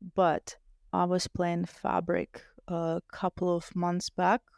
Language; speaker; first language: English; non-native, fluent; Russian